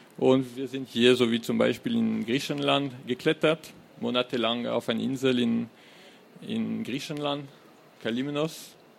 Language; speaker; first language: German; non-native, fluent; French